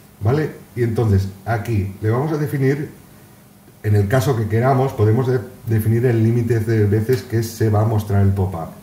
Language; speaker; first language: Spanish; native; Spanish